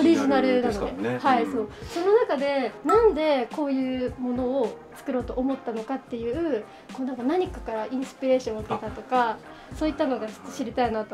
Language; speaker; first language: Japanese; native; Japanese